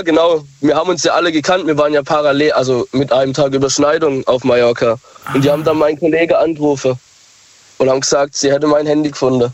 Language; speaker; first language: German; native; German